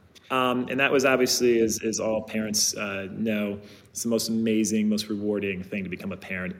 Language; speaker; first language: English; native; English